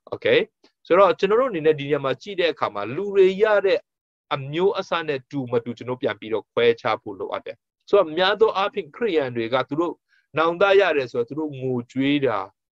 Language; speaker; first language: Burmese; non-native, local second language; Tedim Chin